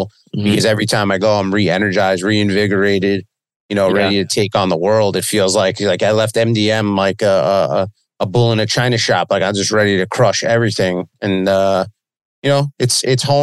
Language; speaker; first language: English; native; English